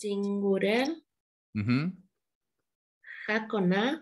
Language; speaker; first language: Korean; non-native, learner; Spanish